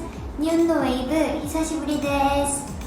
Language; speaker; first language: Japanese; non-native, learner; Korean